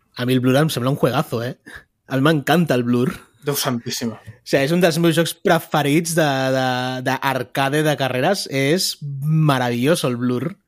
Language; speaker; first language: Catalan; early bilingual, other home language; Spanish